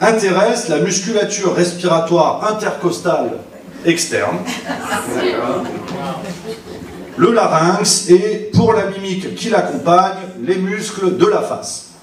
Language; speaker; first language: French; native; French